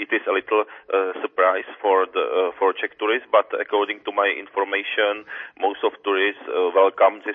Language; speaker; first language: English; non-native, fluent; Czech